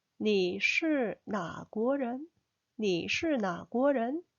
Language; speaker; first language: Chinese; non-native, fluent; Korean